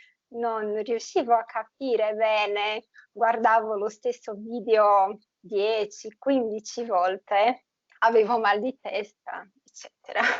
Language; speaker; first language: Italian; non-native, fluent; Portuguese